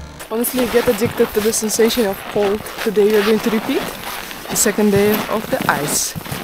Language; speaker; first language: English; non-native, fluent; Russian